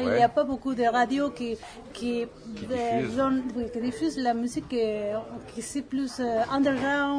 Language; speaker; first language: French; non-native, learner; Spanish